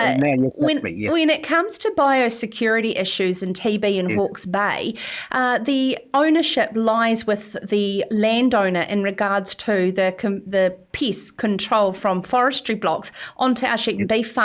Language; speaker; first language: English; native; English